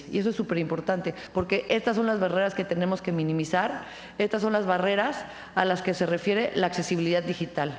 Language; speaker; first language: Spanish; native; Spanish